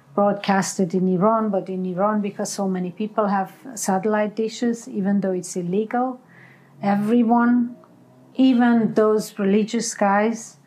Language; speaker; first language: English; non-native, fluent; Persian